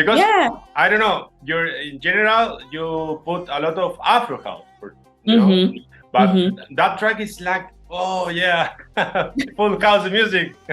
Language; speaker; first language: English; non-native, learner; Spanish